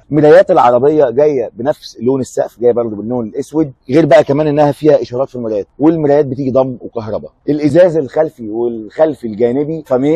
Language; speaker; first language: Arabic; native; Arabic